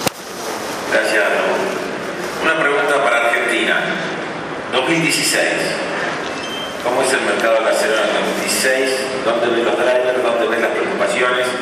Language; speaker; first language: Spanish; native; Spanish